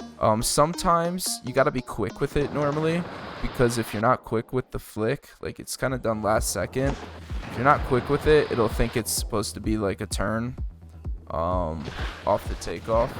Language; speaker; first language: English; native; English